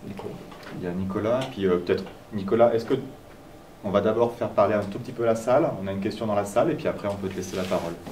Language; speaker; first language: French; native; French